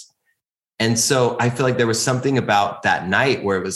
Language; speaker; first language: English; native; English